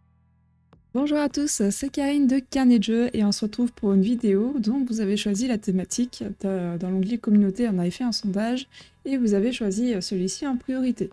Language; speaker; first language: French; native; French